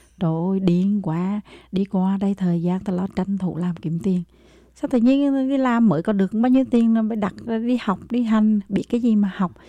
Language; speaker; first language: Vietnamese; native; Vietnamese